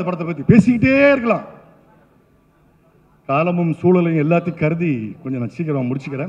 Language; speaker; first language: Tamil; native; Tamil